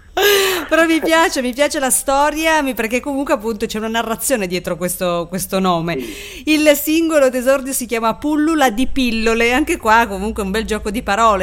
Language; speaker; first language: Italian; native; Italian